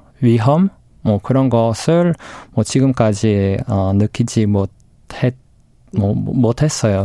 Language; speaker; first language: Korean; non-native, fluent; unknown